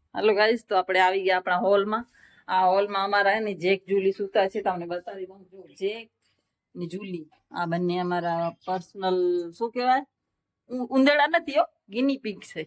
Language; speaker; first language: Gujarati; non-native, local second language; Kachhi